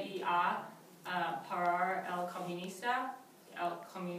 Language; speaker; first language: Spanish; non-native, learner; English